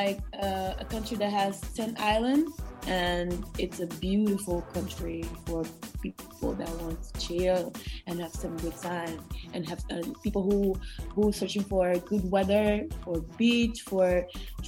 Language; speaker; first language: English; non-native, learner; Kabuverdianu